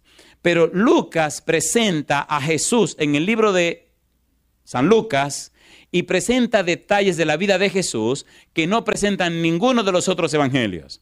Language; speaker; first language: Spanish; native; Spanish